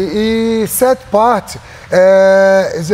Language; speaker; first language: French; non-native, learner; Portuguese